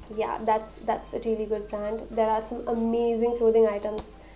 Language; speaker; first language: English; non-native, local second language; Hindi